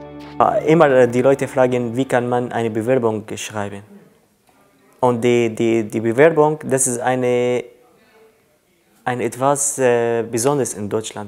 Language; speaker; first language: German; non-native, learner; Arabic